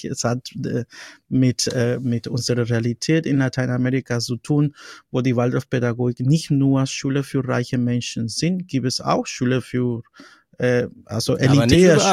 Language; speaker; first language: German; non-native, fluent; Spanish